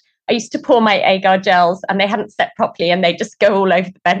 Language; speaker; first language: English; native; English